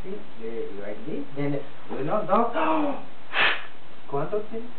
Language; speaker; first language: Spanish; non-native, learner; Japanese